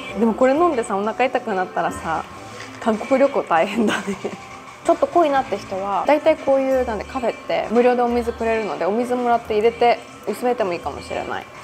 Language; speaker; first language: Japanese; native; Japanese